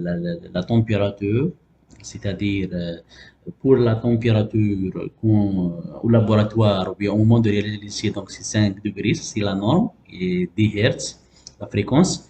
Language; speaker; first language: French; non-native, local second language; Arabic